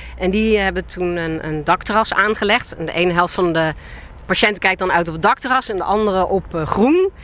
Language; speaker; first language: Dutch; native; Dutch